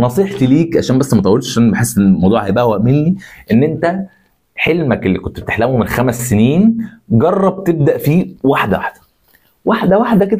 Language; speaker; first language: Arabic; native; Arabic